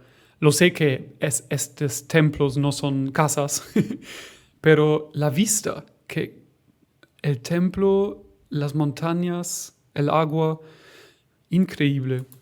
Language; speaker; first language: Spanish; non-native, fluent; German